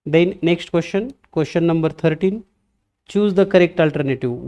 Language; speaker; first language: English; non-native, local second language; Marathi